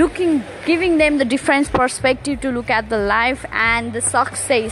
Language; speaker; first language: English; non-native, local second language; Nepali